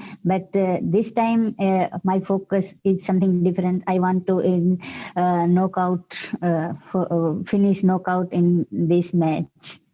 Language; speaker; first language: English; non-native, learner; Hindi